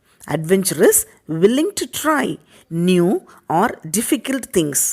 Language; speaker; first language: English; non-native, local second language; Tamil